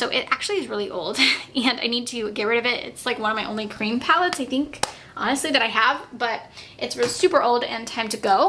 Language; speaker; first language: English; native; English